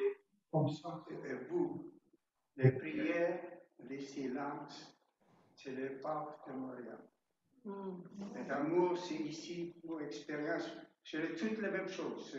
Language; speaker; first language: French; non-native, learner; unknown